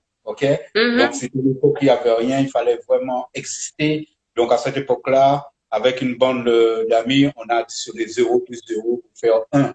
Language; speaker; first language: French; native; French